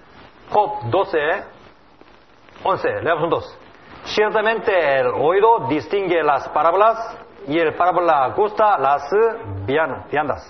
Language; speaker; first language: Spanish; non-native, learner; Korean